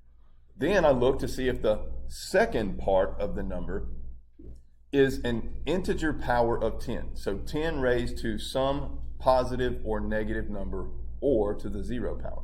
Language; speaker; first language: English; native; English